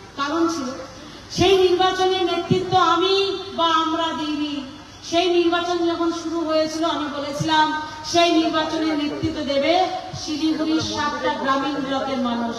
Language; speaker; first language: Bangla; non-native, local second language; Nepali